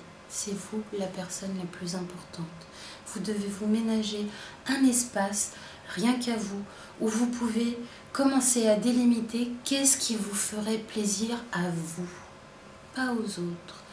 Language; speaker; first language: French; native; French